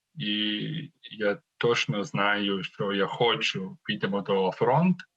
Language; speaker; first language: Ukrainian; non-native, learner; Lithuanian